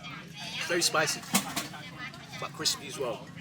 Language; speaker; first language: English; native; English